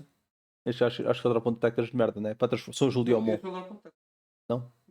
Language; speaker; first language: Portuguese; native; Portuguese